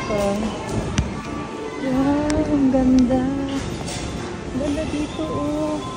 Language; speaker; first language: Filipino; native; Filipino